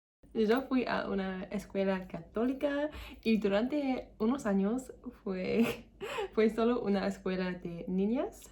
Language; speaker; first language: Spanish; non-native, learner; English